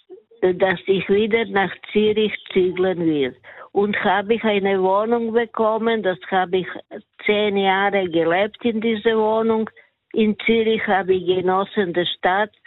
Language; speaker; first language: German; non-native, learner; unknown